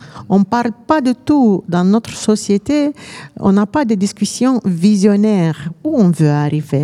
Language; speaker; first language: French; non-native, fluent; Romanian